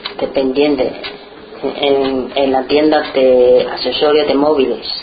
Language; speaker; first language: Spanish; non-native, learner; Chinese